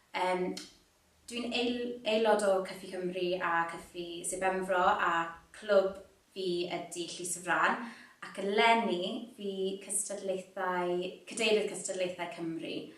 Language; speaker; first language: Welsh; non-native, local second language; English